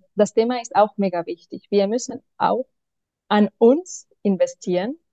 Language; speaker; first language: German; non-native, fluent; Spanish